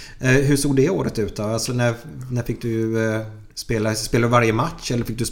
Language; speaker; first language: Swedish; native; Swedish